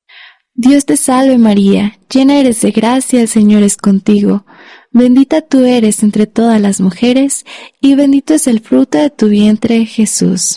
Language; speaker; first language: Spanish; native; Spanish